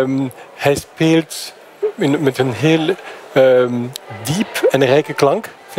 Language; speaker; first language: Dutch; non-native, fluent; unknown